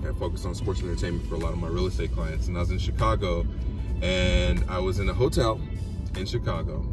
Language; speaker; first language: English; native; English